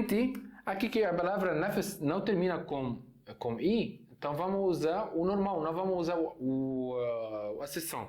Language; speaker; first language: Portuguese; non-native, fluent; Arabic